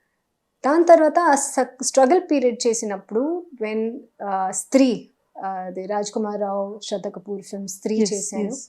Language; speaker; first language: Telugu; non-native, local second language; Hindi